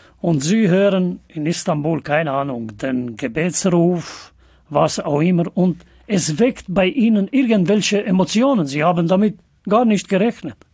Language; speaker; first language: German; non-native, fluent; Albanian